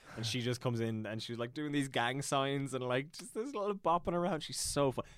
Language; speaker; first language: English; native; English